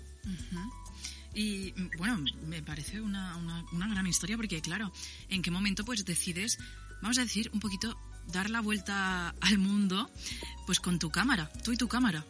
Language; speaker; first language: Spanish; native; Spanish